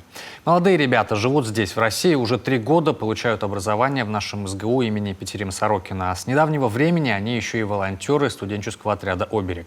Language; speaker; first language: Russian; native; Russian